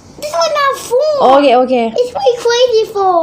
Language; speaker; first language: English; non-native, learner; Thai